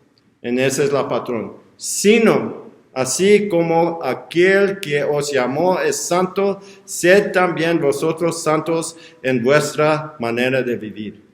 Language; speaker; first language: Spanish; non-native, learner; English